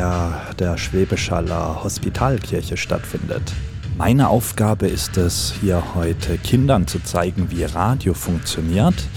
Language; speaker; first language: German; native; German